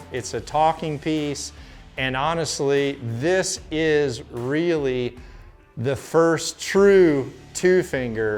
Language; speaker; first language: English; native; English